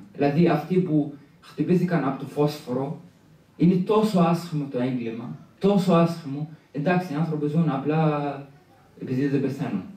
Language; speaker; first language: Greek; early bilingual, other home language; Arabic